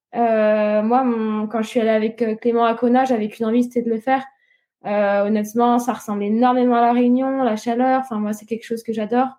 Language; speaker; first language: French; native; French